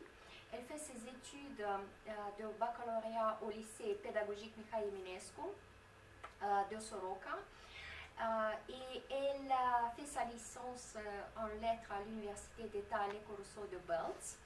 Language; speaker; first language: French; non-native, fluent; Romanian